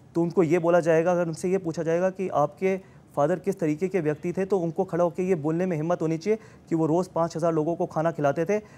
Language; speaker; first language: Hindi; native; Hindi